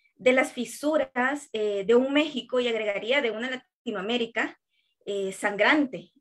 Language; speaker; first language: Spanish; native; Spanish